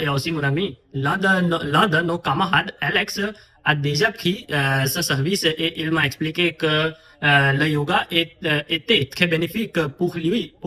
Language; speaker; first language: French; non-native, fluent; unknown